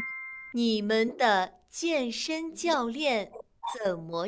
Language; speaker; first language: Chinese; non-native, learner; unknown